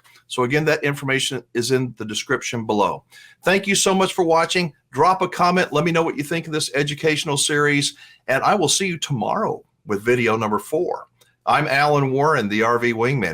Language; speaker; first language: English; native; English